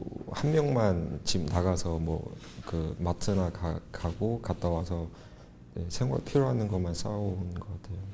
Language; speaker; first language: Korean; non-native, fluent; Chinese